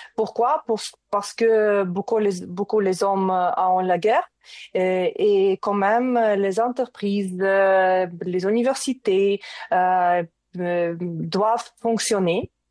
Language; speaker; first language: French; non-native, learner; Ukrainian